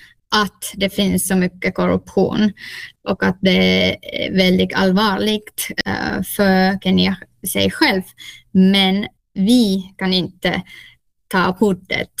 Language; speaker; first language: Swedish; non-native, local second language; Finnish